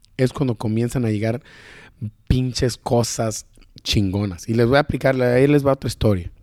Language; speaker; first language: Spanish; early bilingual, heritage; Spanish